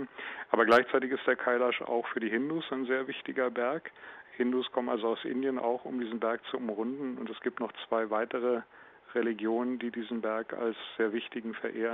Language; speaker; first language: German; native; German